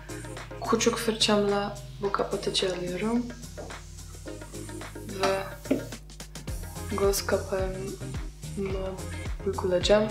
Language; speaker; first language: Turkish; non-native, fluent; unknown